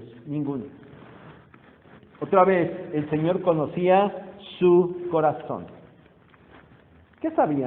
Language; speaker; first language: Spanish; native; Spanish